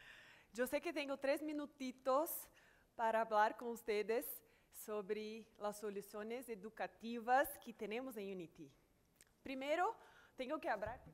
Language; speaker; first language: Spanish; non-native, fluent; Portuguese